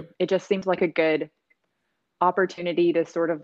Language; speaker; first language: English; native; English